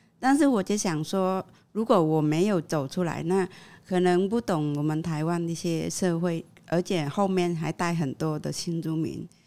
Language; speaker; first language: Chinese; non-native, fluent; Vietnamese